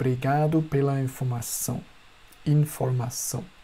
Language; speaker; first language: Portuguese; non-native, fluent; German